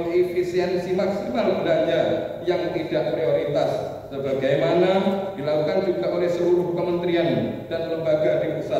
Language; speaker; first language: Indonesian; native; Indonesian